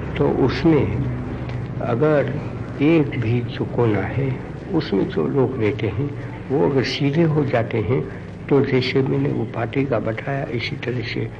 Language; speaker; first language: Hindi; non-native, local second language; Gujarati